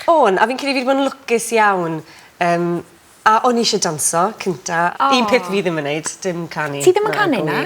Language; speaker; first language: Welsh; native; Welsh